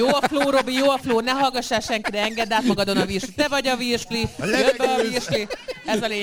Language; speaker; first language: Hungarian; native; Hungarian